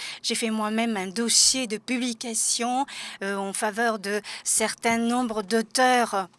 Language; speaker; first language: French; non-native, fluent; Japanese